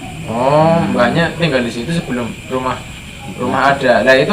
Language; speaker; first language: Indonesian; native; Indonesian